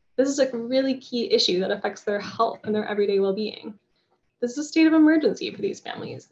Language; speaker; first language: English; native; English